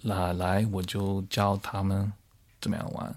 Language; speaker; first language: Chinese; early bilingual, heritage; Chinese